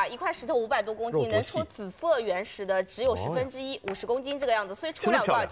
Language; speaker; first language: Chinese; native; Chinese